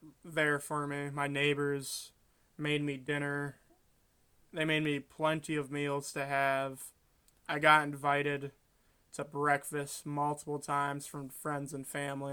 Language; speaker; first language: English; native; English